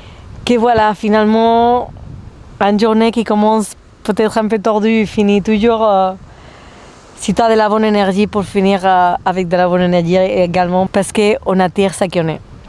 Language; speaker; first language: French; non-native, fluent; Spanish